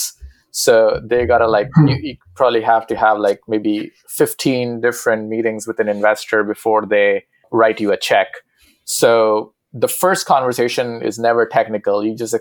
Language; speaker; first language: English; non-native, local second language; Hindi